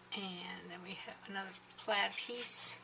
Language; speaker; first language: English; native; English